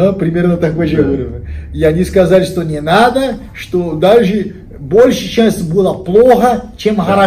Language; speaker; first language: Russian; non-native, learner; Portuguese